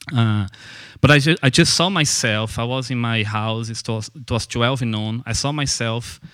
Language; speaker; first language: English; non-native, fluent; Portuguese